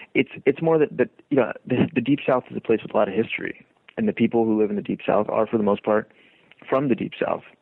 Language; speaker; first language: English; native; English